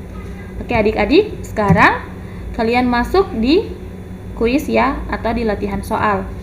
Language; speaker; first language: Indonesian; native; Indonesian